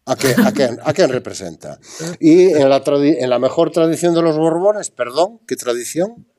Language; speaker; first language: Spanish; non-native, local second language; Galician